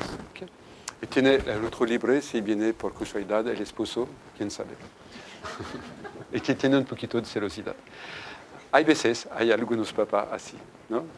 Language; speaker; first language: Spanish; non-native, fluent; French